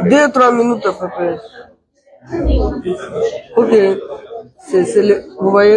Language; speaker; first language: French; non-native, fluent; Russian